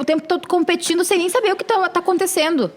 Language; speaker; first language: Portuguese; native; Portuguese